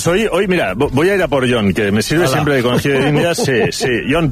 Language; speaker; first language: Spanish; native; Spanish